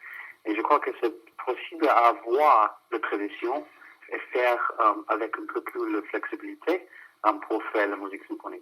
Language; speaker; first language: French; non-native, fluent; English